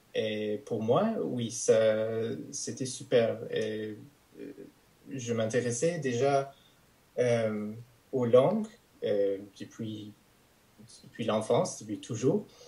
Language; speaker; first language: French; non-native, fluent; English